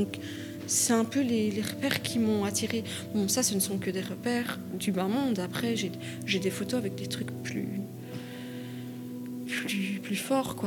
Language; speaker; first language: French; native; French